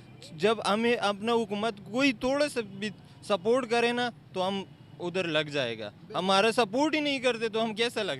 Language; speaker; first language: Hindi; non-native, local second language; Pashto